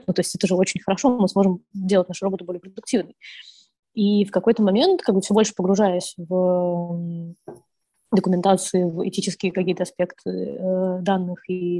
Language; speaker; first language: Russian; native; Russian